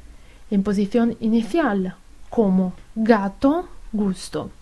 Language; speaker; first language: Spanish; non-native, fluent; Italian